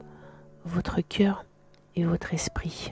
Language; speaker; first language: French; native; French